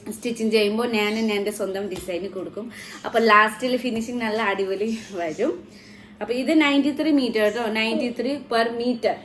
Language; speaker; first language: Malayalam; native; Malayalam